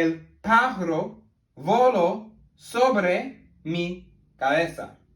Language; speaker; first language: Spanish; non-native, learner; English